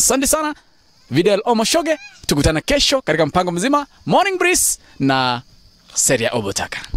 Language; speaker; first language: Swahili; non-native, local second language; Gusii